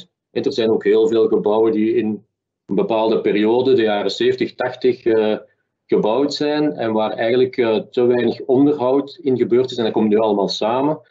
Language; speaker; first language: Dutch; native; Dutch